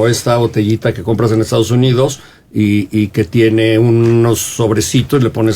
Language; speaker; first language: Spanish; native; Spanish